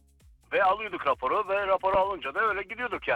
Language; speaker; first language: Turkish; early bilingual, other home language; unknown